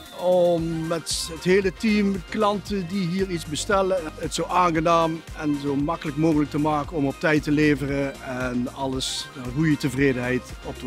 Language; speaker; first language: Dutch; native; Dutch